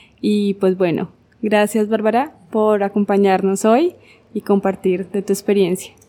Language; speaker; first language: Spanish; native; Spanish